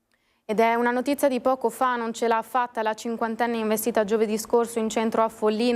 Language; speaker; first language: Italian; native; Italian